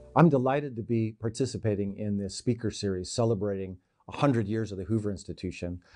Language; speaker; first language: English; native; English